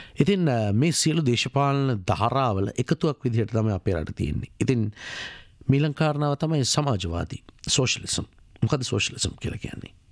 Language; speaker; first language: Sinhala; native; Sinhala